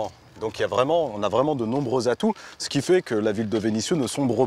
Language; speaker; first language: French; native; French